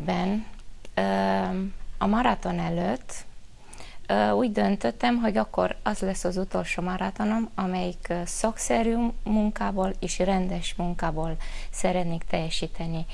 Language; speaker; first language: Hungarian; non-native, fluent; Romanian